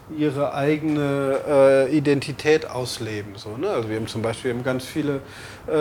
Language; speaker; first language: German; native; German